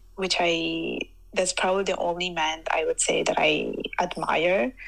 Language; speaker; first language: English; early bilingual, heritage; Italian